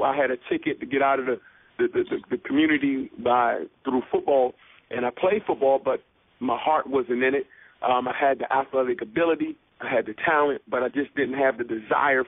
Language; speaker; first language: English; native; English